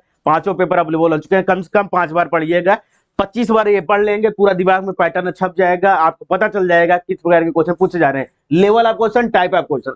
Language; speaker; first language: Hindi; native; Hindi